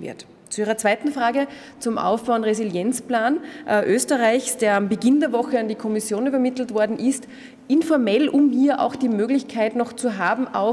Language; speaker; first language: German; native; German